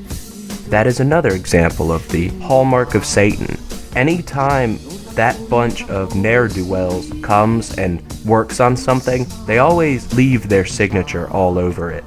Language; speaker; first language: English; native; English